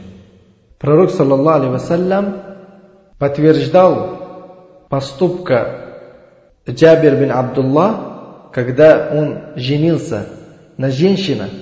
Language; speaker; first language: Russian; non-native, learner; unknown